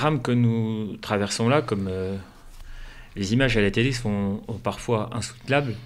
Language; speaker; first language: French; native; French